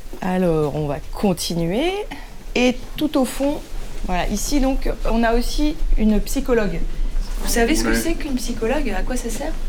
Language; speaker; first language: French; native; French